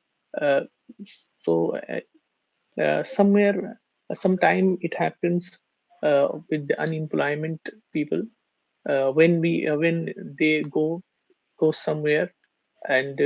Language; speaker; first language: English; non-native, learner; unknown